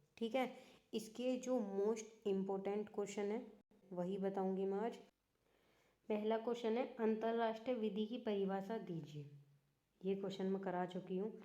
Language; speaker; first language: Hindi; native; Hindi